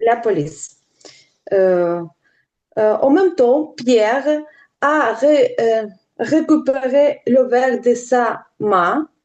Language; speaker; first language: French; non-native, learner; Ukrainian